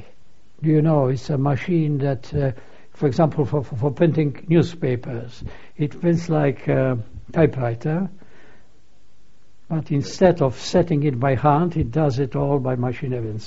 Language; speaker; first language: English; non-native, fluent; Polish